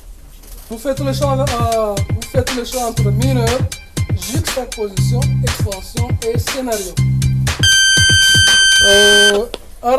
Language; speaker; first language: French; non-native, local second language; Comorian